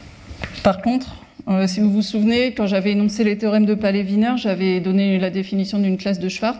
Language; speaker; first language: French; native; French